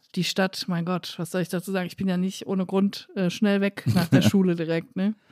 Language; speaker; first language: German; native; German